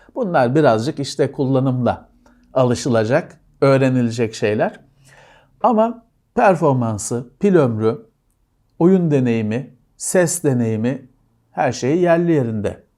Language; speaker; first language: Turkish; native; Turkish